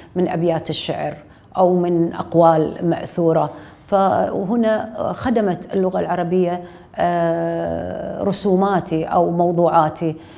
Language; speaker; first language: Arabic; native; Arabic